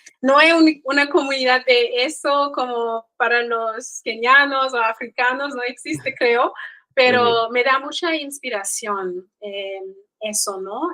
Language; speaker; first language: Spanish; non-native, fluent; Kikuyu